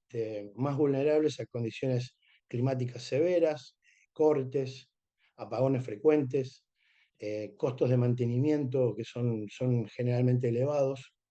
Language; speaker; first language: Spanish; native; Spanish